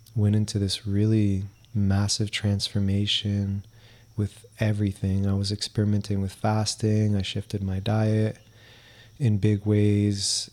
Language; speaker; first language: English; early bilingual, other home language; Spanish